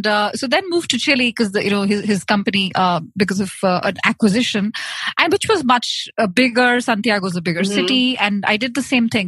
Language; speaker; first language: English; non-native, local second language; Hindi